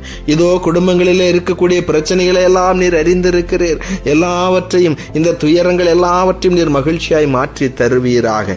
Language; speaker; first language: Tamil; native; Tamil